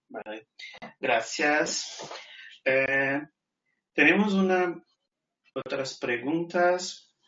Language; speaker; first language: Spanish; non-native, fluent; Portuguese